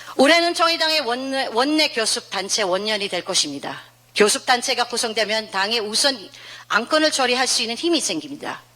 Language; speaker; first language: Korean; non-native, fluent; Filipino